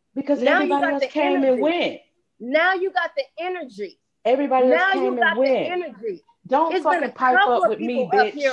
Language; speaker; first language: English; native; English